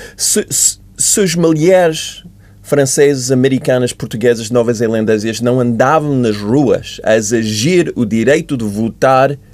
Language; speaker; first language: Portuguese; non-native, fluent; English